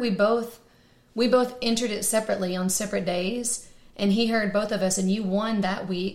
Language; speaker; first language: English; native; English